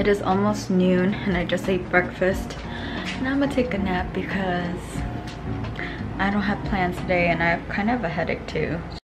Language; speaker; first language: English; early bilingual, other home language; Korean